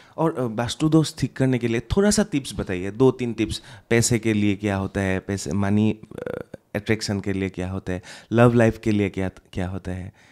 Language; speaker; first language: Hindi; non-native, local second language; Assamese